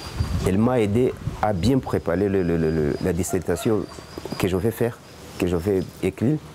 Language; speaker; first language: French; non-native, fluent; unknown